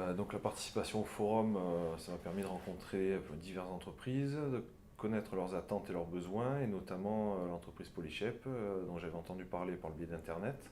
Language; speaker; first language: French; native; French